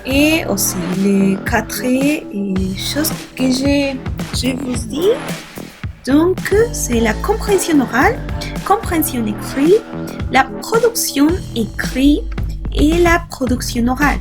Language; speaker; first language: French; non-native, learner; Spanish